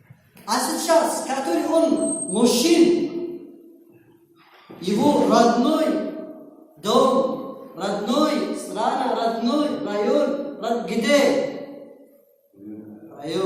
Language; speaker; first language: Russian; non-native, learner; Arabic